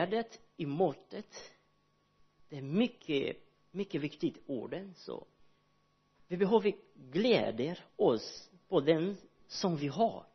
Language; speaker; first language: Swedish; non-native, learner; Portuguese